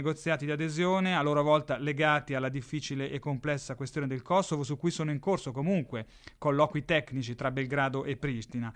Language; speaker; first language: Italian; native; Italian